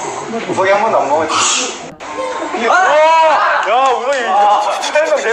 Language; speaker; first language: Korean; native; Korean